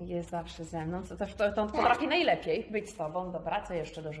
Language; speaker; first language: Polish; native; Polish